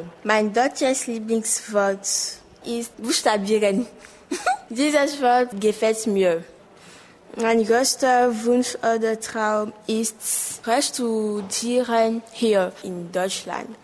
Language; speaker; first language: German; non-native, learner; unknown